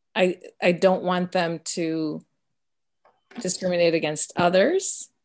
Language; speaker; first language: English; early bilingual, other home language; Spanish